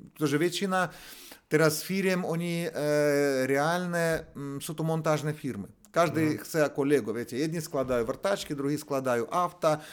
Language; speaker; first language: Slovak; non-native, fluent; Russian